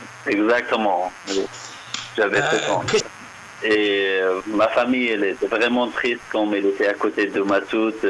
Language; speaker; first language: French; non-native, fluent; Persian